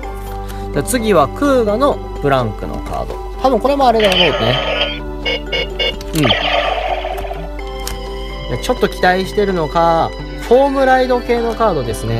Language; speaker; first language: Japanese; native; Japanese